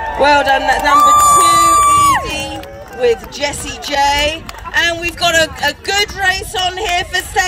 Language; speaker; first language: English; native; English